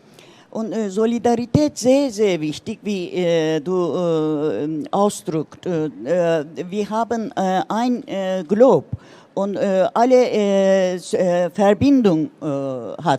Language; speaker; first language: German; non-native, learner; Turkish